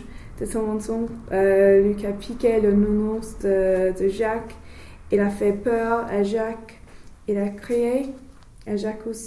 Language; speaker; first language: French; non-native, learner; English